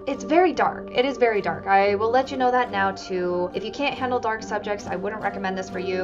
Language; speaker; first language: English; native; English